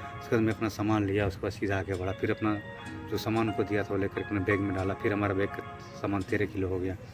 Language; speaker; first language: Hindi; native; Hindi